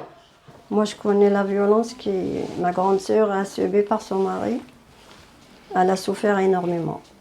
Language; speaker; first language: French; non-native, fluent; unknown